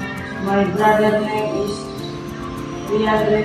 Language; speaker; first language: English; non-native, learner; Indonesian